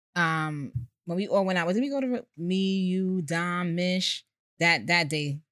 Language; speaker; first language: English; native; English